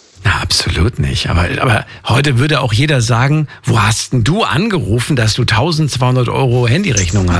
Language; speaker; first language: German; native; German